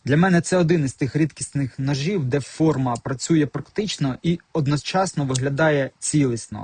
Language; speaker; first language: Ukrainian; native; Ukrainian